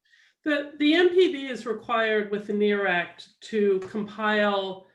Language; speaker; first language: English; native; English